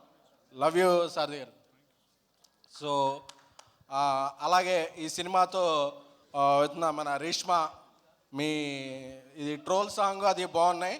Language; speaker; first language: Telugu; native; Telugu